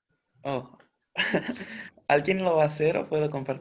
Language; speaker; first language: Spanish; early bilingual, heritage; Spanish